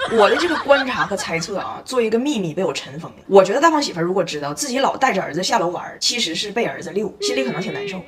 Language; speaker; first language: Chinese; native; Chinese